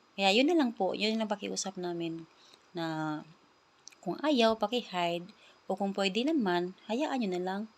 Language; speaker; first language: Filipino; non-native, local second language; Cebuano